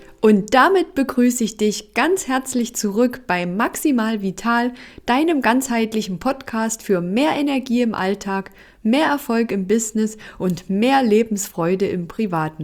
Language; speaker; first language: German; native; German